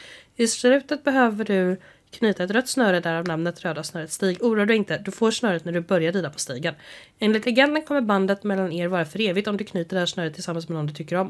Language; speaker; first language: Swedish; native; Swedish